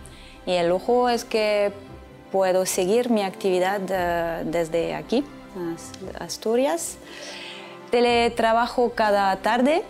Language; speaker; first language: Spanish; non-native, fluent; French